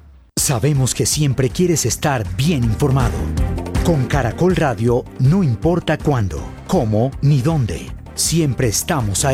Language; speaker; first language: Spanish; native; Spanish